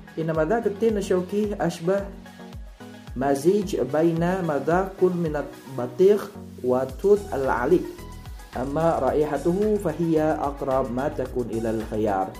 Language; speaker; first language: Arabic; non-native, fluent; Indonesian